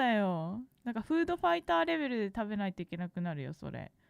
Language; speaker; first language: Japanese; native; Japanese